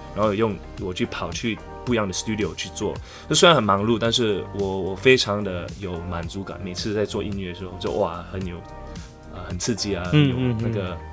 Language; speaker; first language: Chinese; non-native, local second language; English